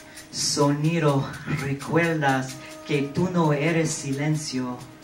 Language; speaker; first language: Spanish; early bilingual, heritage; Spanish